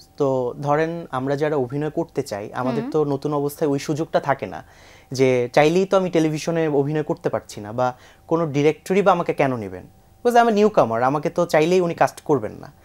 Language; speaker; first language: Bangla; native; Bangla